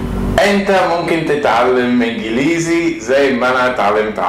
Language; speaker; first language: Arabic; non-native, fluent; English